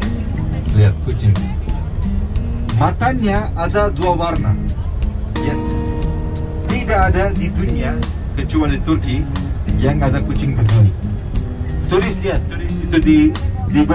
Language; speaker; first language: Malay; non-native, fluent; Turkish